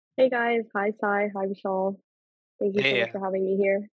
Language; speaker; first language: English; early bilingual, other home language; Telugu